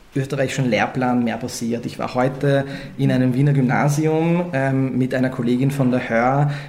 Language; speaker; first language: German; native; German